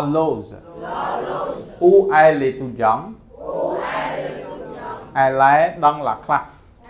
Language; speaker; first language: French; non-native, fluent; Khmer